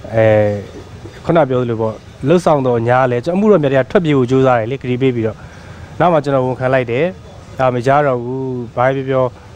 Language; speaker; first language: Burmese; non-native, local second language; Tedim Chin